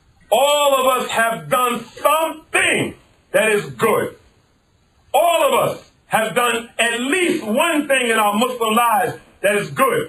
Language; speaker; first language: English; native; English